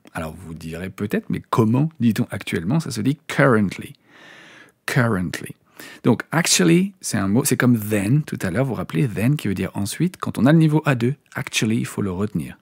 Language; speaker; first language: French; native; French